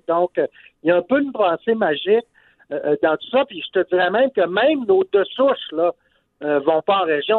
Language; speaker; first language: French; native; French